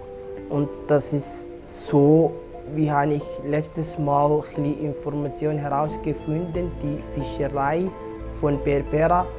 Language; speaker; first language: German; non-native, fluent; Somali